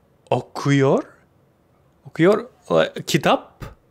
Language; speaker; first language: Turkish; non-native, learner; English